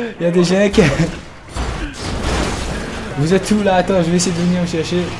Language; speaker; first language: French; native; French